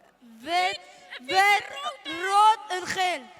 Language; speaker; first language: Dutch; early bilingual, other home language; Kurdish